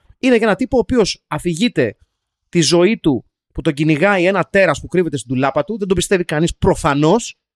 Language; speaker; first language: Greek; native; Greek